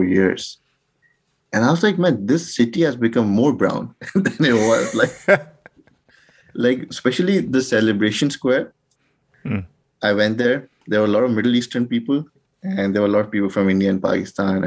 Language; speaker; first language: English; non-native, local second language; Urdu